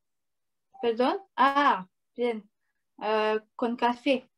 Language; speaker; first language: Spanish; non-native, learner; French